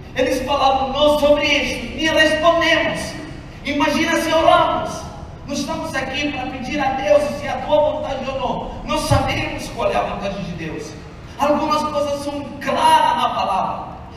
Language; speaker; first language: Portuguese; non-native, fluent; Italian